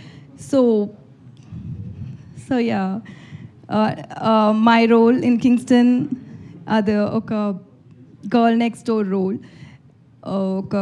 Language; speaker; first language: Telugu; non-native, learner; Tamil